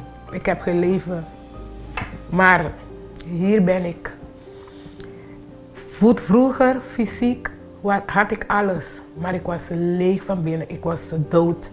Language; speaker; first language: Dutch; non-native, local second language; Papiamento